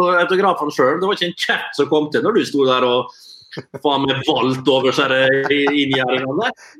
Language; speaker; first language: Norwegian; native; Norwegian